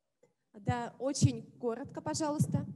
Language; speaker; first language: Russian; native; Russian